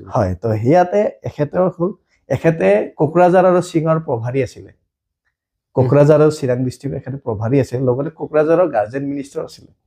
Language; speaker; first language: Assamese; non-native, local second language; Bodo